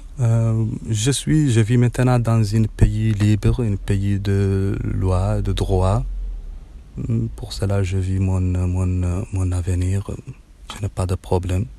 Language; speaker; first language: French; non-native, learner; Arabic